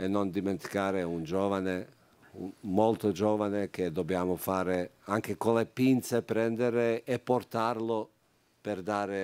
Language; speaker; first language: Italian; non-native, fluent; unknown